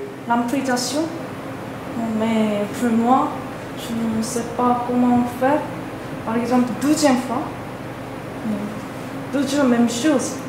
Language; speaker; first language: French; non-native, learner; Korean